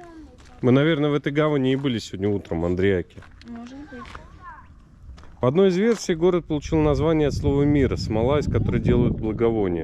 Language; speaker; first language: Russian; native; Russian